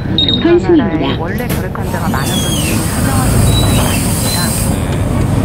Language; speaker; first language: Korean; native; Korean